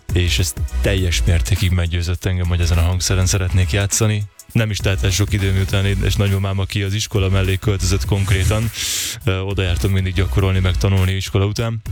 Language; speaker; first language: Hungarian; early bilingual, other home language; English